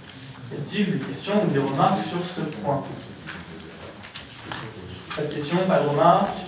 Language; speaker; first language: French; native; French